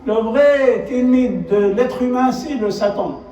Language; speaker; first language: French; non-native, local second language; Arabic